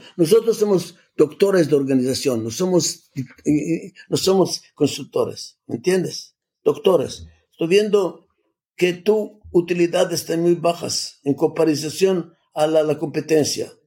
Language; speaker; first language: Spanish; non-native, fluent; Macedonian